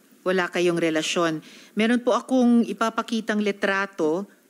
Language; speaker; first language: Filipino; native; Filipino